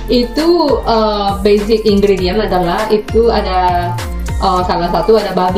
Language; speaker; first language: Indonesian; non-native, fluent; Korean